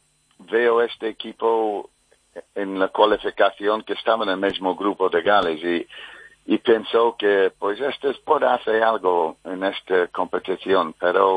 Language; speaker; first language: Spanish; non-native, fluent; English